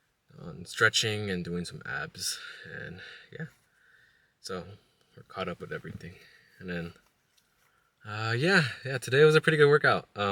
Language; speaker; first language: English; native; English